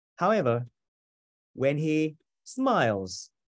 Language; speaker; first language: English; non-native, fluent; Vietnamese